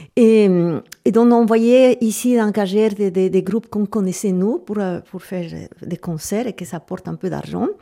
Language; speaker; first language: French; non-native, fluent; Spanish